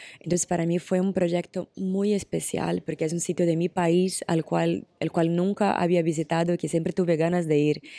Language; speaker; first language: Spanish; non-native, fluent; Portuguese